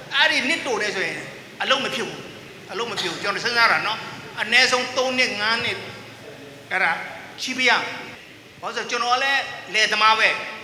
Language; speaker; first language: Burmese; non-native, local second language; Shan